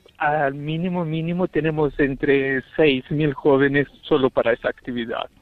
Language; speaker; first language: Spanish; native; Spanish